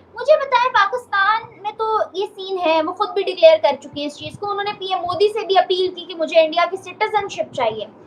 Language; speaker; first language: Urdu; native; Urdu